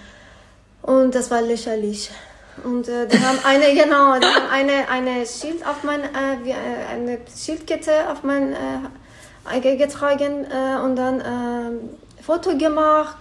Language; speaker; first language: German; non-native, learner; Persian